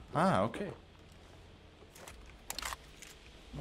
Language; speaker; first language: English; non-native, learner; Russian